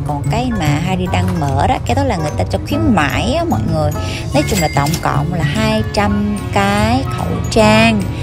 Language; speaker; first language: Vietnamese; early bilingual, heritage; Korean